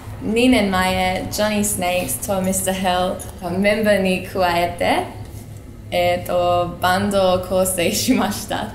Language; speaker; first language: Japanese; non-native, learner; English